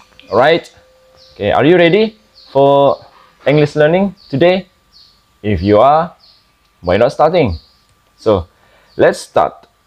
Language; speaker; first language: English; non-native, fluent; Indonesian